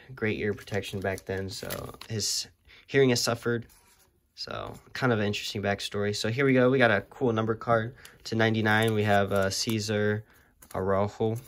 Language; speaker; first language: English; native; English